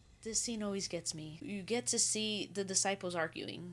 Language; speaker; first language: English; native; English